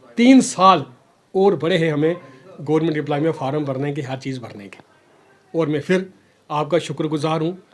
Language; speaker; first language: Hindi; non-native, local second language; Pahari-Potwari